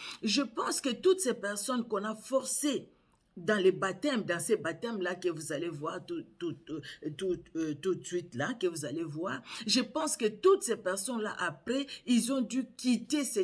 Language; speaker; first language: French; non-native, local second language; Lingala